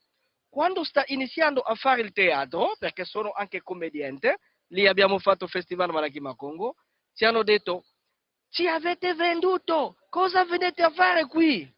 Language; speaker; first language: Italian; non-native, fluent; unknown